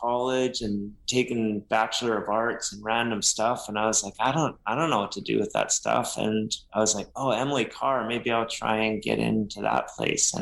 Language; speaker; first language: English; native; English